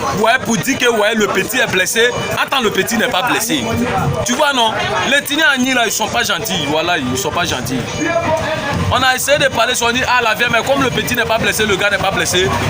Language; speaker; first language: French; non-native, local second language; Bambara